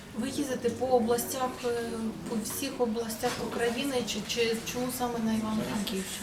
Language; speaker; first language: Ukrainian; native; Ukrainian